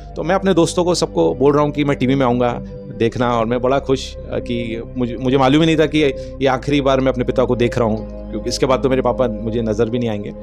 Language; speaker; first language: Hindi; native; Hindi